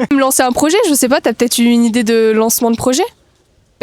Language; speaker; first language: French; native; French